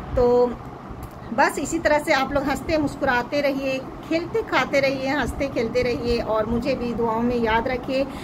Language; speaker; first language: Hindi; native; Hindi